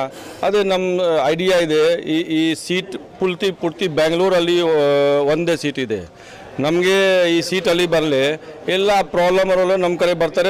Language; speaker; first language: Kannada; non-native, learner; Hindi